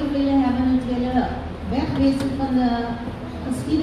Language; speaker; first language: Dutch; non-native, fluent; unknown